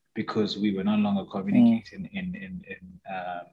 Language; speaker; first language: English; non-native, local second language; Shona